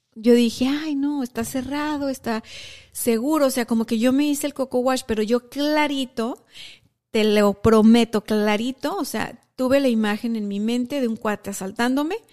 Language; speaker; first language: Spanish; native; Spanish